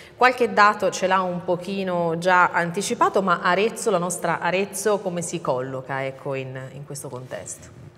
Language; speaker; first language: Italian; native; Italian